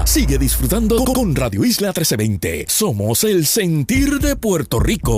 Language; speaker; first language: Spanish; native; Spanish